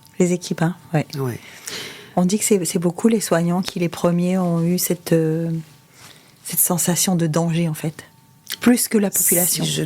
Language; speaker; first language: French; native; French